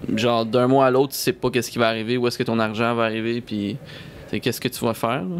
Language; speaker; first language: French; native; French